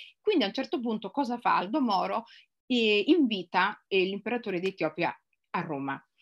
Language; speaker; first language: Italian; native; Italian